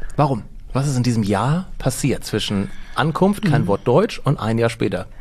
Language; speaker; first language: German; native; German